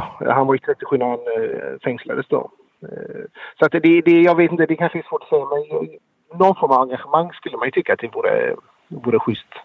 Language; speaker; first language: Swedish; native; Swedish